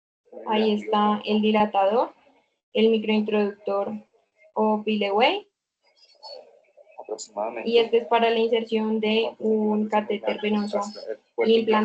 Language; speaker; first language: Spanish; native; Spanish